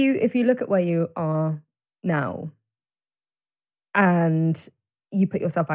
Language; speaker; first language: English; native; English